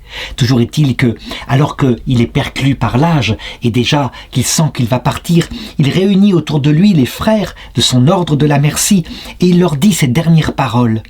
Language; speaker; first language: French; native; French